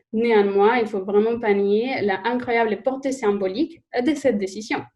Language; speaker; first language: French; non-native, fluent; Spanish